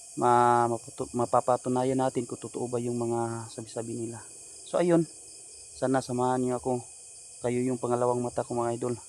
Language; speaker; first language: Filipino; non-native, local second language; Cebuano